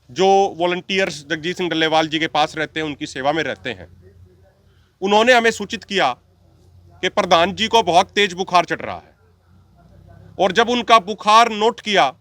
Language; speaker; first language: Hindi; non-native, local second language; Punjabi